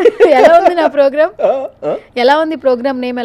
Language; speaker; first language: Telugu; native; Telugu